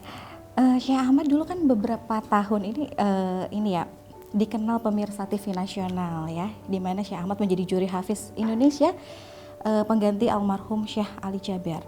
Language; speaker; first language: Indonesian; native; Indonesian